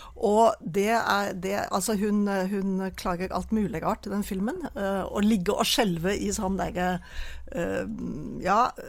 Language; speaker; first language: Norwegian; native; Norwegian